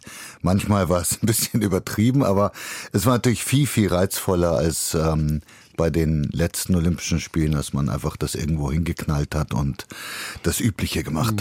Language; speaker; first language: German; early bilingual, other home language; Bulgarian